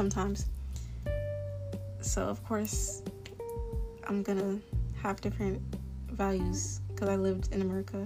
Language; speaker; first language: English; native; English